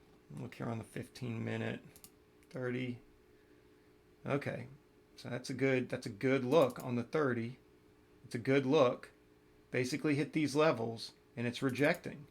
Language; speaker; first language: English; native; English